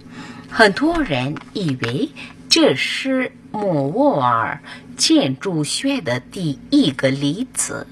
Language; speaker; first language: Chinese; non-native, learner; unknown